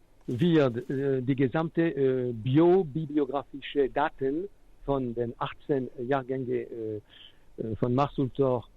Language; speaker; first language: German; non-native, fluent; French